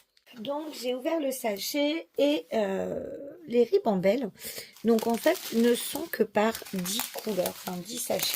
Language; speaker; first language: French; native; French